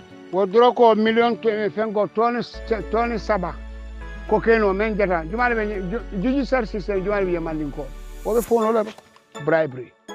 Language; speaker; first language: English; non-native, local second language; Mandingo